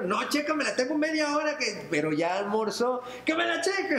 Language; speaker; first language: Spanish; native; Spanish